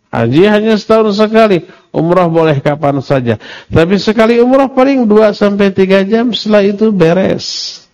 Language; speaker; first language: Indonesian; non-native, local second language; Sundanese